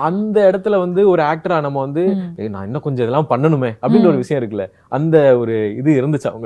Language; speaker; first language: Tamil; native; Tamil